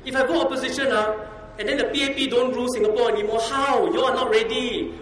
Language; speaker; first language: English; non-native, local second language; Chinese